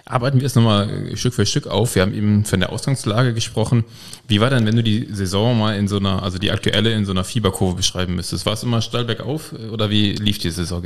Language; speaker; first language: German; native; German